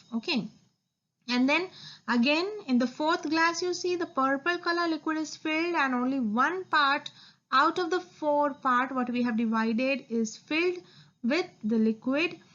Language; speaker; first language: English; non-native, local second language; Hindi